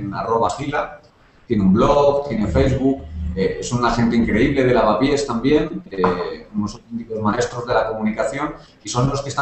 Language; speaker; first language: Spanish; native; Spanish